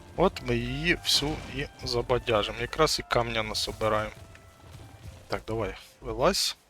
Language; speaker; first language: Ukrainian; non-native, local second language; Russian